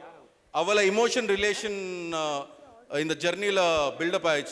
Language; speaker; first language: Tamil; non-native, learner; Telugu